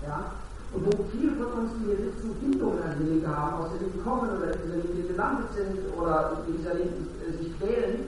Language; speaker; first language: German; native; German